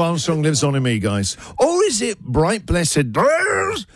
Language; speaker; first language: English; native; English